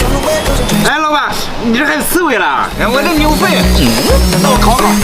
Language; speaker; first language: Chinese; native; Chinese